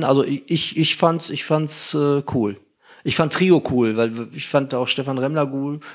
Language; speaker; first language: German; native; German